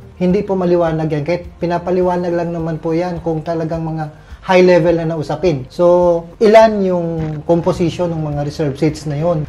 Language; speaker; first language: Filipino; non-native, local second language; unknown